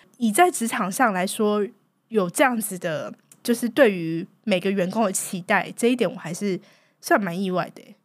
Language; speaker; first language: Chinese; native; Chinese